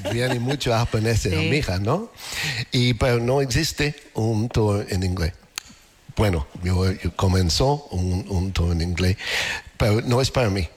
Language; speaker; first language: Spanish; non-native, learner; English